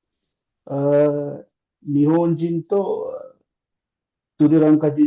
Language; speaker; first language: Japanese; non-native, learner; Sinhala